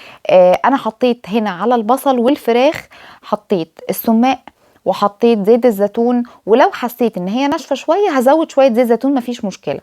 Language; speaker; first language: Arabic; native; Arabic